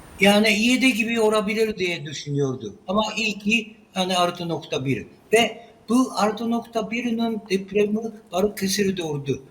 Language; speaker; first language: Turkish; non-native, learner; Japanese